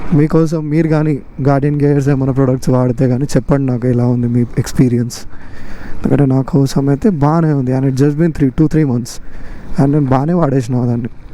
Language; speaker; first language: Telugu; non-native, local second language; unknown